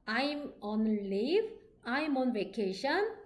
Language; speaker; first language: English; non-native, fluent; Korean